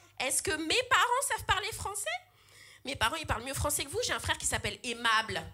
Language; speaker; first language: French; early bilingual, other home language; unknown